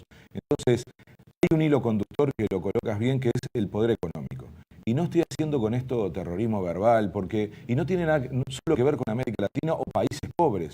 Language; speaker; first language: Spanish; native; Spanish